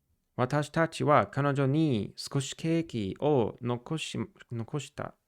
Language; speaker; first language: Japanese; non-native, learner; English